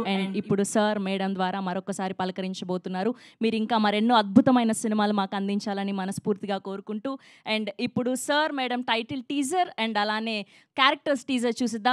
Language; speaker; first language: Telugu; native; Telugu